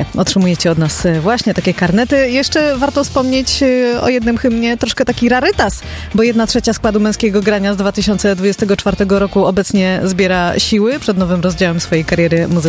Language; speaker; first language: Polish; native; Polish